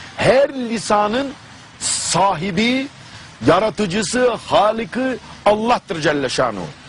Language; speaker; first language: Turkish; non-native, fluent; German